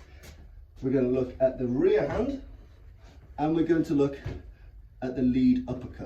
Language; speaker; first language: English; native; English